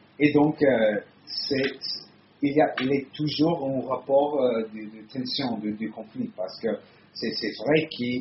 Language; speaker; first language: French; non-native, learner; Italian